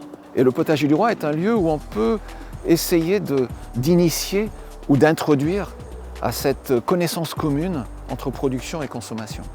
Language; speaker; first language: French; native; French